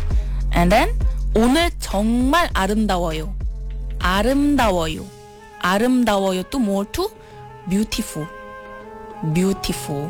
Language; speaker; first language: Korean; non-native, learner; Malay